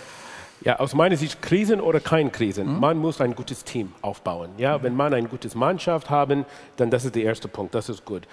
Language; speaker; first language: German; non-native, fluent; English